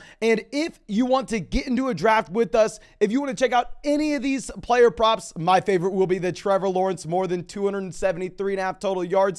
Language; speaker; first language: English; native; English